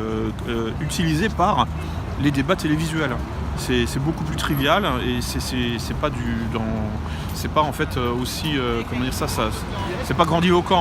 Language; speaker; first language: French; native; French